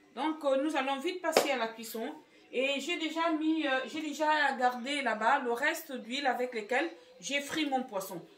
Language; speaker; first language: French; non-native, local second language; Fang